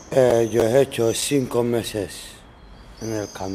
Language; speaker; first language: Spanish; non-native, learner; Arabic